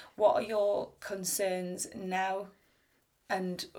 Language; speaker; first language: English; native; English